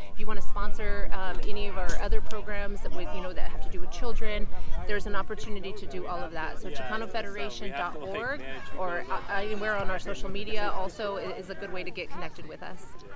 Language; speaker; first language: English; early bilingual, other home language; Spanish